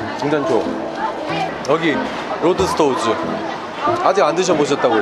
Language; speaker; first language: Korean; native; Korean